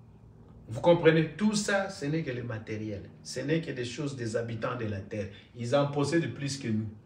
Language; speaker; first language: French; non-native, local second language; Lingala